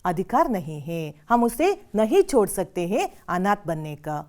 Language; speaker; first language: Hindi; non-native, local second language; Kannada